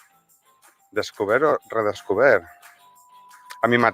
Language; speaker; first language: Catalan; non-native, local second language; Spanish